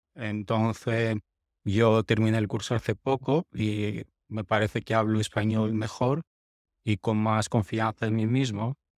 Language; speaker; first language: Spanish; non-native, fluent; Greek